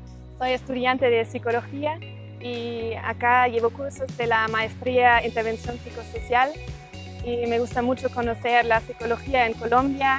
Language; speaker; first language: Spanish; non-native, fluent; German